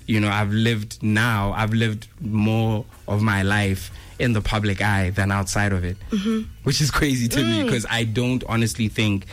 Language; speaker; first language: English; non-native, local second language; Tswana